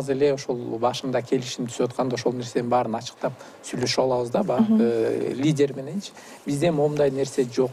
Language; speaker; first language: Kyrgyz; native; Kyrgyz